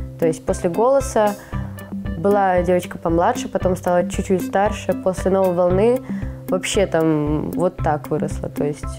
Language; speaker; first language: Russian; native; Russian